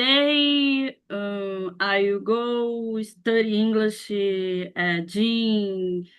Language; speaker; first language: English; non-native, learner; Portuguese